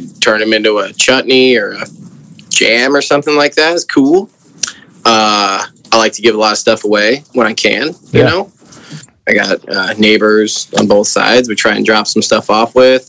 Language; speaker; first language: English; native; English